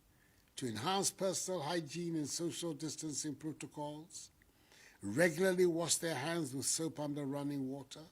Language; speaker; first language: English; non-native, local second language; Akan